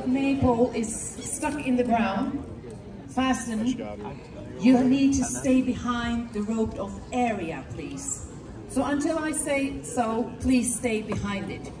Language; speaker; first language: English; non-native, fluent; Swedish